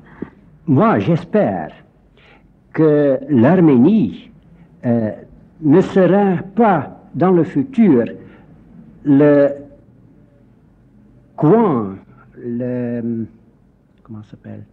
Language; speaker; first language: French; non-native, fluent; Dutch